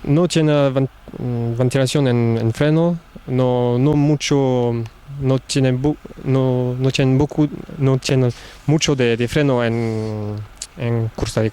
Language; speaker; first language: Spanish; early bilingual, heritage; French